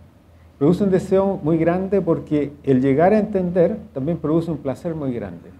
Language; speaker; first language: Spanish; native; Spanish